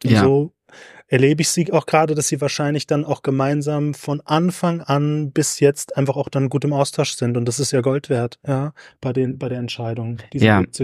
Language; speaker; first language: German; native; German